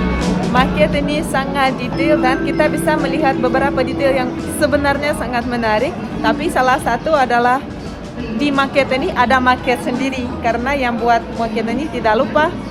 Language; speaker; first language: Indonesian; non-native, fluent; Russian